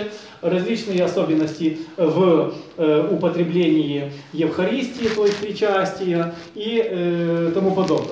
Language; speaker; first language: Russian; native; Russian